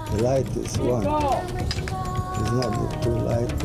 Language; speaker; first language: English; non-native, learner; Italian